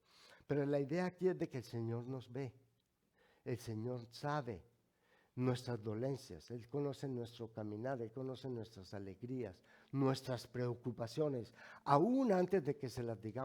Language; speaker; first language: Spanish; native; Spanish